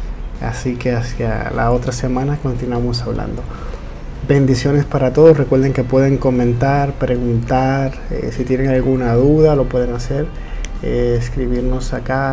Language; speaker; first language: Spanish; native; Spanish